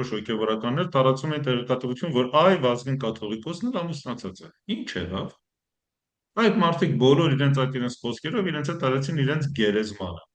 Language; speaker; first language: Armenian; early bilingual, heritage; Armenian